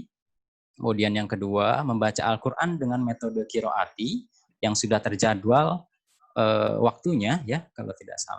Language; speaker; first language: Indonesian; native; Indonesian